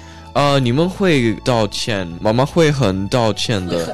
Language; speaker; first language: Chinese; early bilingual, heritage; Chinese